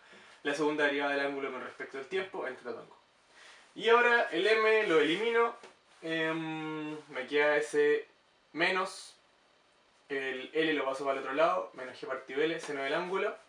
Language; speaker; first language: Spanish; native; Spanish